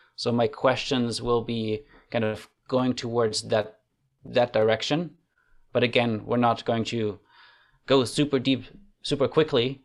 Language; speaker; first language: English; non-native, fluent; German